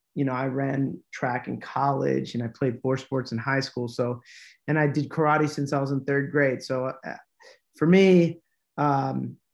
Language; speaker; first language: English; native; English